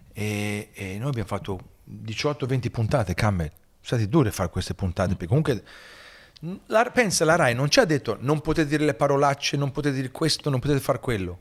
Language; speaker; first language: Italian; early bilingual, heritage; Italian